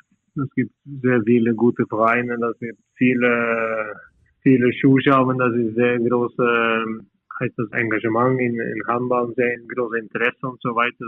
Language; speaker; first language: German; non-native, fluent; Norwegian